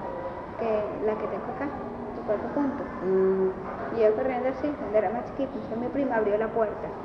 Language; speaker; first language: Spanish; native; Spanish